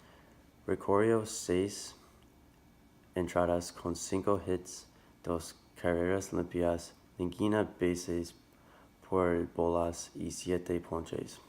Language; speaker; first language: Spanish; non-native, learner; English